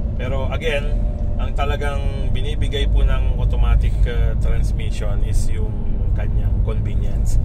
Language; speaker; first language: Filipino; non-native, local second language; Iloko